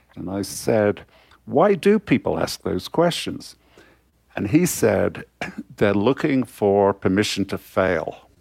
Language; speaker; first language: English; native; English